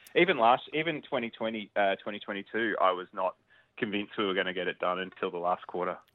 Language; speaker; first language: English; native; English